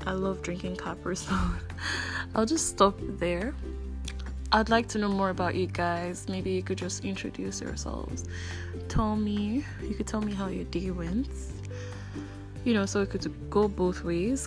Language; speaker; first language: English; non-native, local second language; Igbo